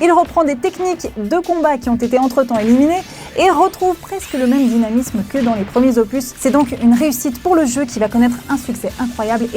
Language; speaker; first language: French; native; French